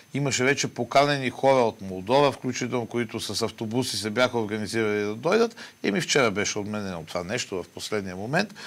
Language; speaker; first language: Bulgarian; native; Bulgarian